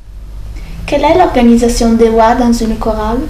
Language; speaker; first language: French; non-native, local second language; Italian